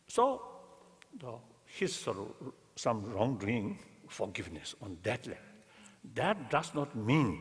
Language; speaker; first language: English; non-native, learner; Tibetan